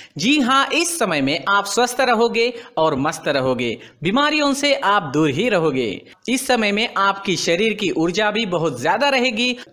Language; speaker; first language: Hindi; native; Hindi